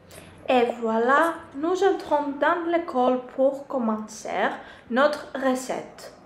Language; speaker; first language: French; non-native, learner; Greek